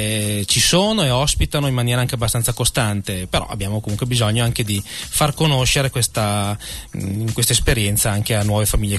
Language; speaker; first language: Italian; native; Italian